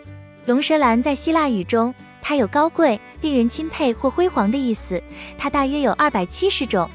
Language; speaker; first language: Chinese; native; Chinese